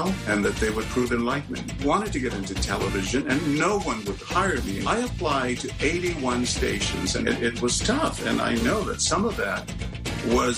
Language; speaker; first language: English; early bilingual, other home language; Spanish